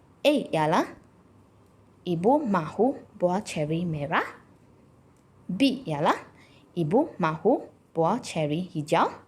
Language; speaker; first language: Indonesian; non-native, local second language; Chinese